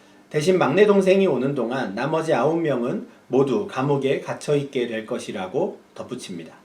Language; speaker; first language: Korean; native; Korean